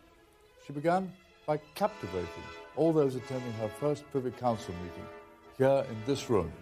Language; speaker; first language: English; native; English